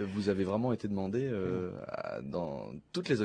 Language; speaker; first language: French; native; French